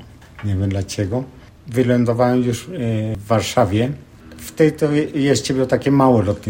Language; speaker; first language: Polish; non-native, fluent; Spanish